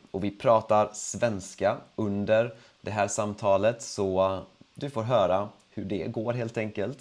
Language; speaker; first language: Swedish; native; Swedish